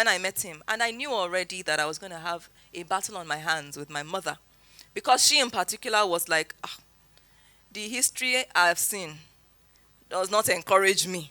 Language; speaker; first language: English; non-native, local second language; Yoruba